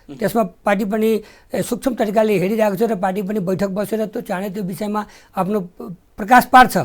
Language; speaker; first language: Nepali; non-native, local second language; Bhojpuri